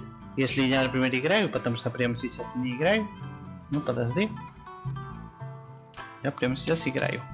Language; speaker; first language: Russian; non-native, learner; Spanish